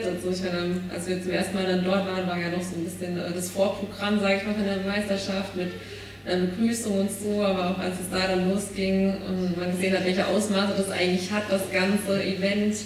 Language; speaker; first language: German; native; German